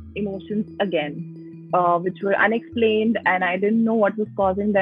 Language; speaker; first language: English; non-native, local second language; Hindi